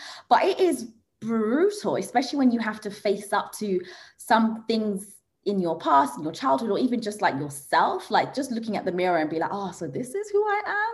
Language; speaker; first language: English; early bilingual, other home language; Swahili